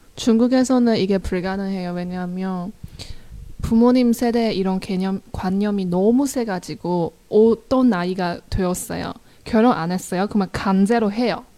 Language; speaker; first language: Korean; non-native, fluent; Chinese